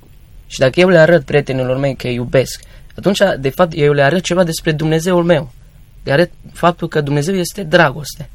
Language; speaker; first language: Romanian; native; Romanian